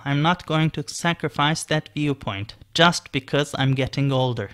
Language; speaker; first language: English; non-native, fluent; Turkish